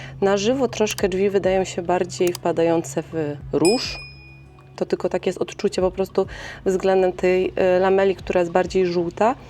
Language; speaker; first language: Polish; native; Polish